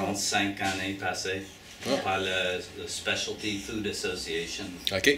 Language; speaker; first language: French; non-native, learner; English